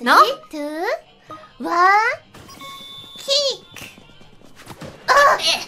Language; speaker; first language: English; non-native, learner; Japanese